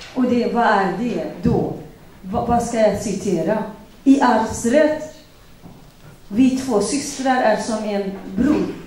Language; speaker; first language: Swedish; non-native, fluent; Central Kurdish